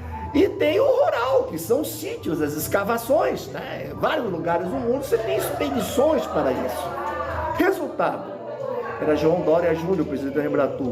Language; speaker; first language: Portuguese; native; Portuguese